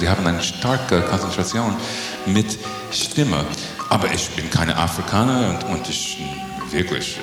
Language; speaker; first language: German; non-native, learner; English